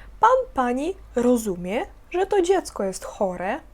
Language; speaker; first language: Polish; non-native, fluent; Ukrainian